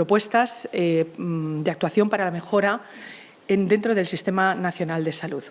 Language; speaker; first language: Spanish; native; Spanish